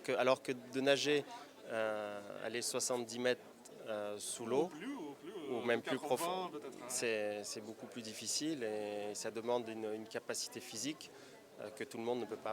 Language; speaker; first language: French; native; French